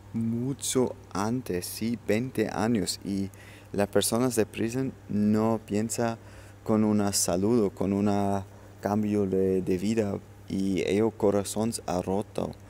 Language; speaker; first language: Spanish; non-native, learner; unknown